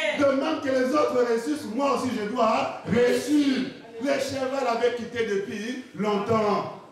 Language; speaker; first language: French; non-native, local second language; Lingala